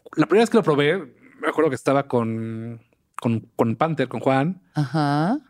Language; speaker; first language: Spanish; native; Spanish